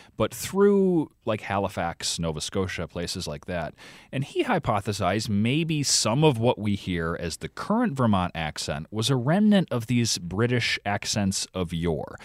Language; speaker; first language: English; native; English